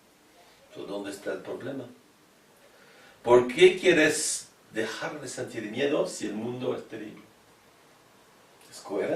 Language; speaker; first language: Spanish; non-native, fluent; French